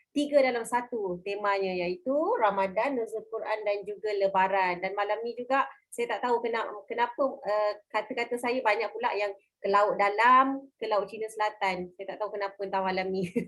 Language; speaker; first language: Malay; native; Malay